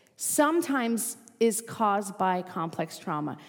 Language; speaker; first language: English; native; English